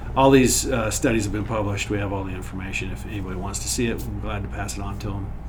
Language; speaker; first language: English; native; English